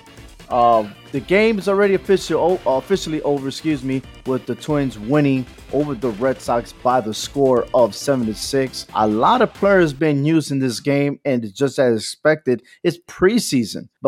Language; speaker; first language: English; native; English